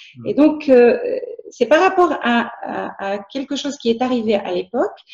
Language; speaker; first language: French; non-native, local second language; Arabic